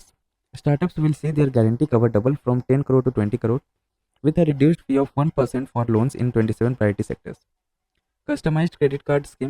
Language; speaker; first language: English; non-native, local second language; Hindi